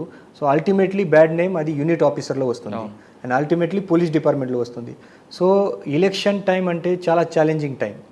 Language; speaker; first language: Telugu; non-native, learner; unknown